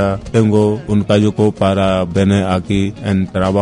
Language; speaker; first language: Spanish; non-native, learner; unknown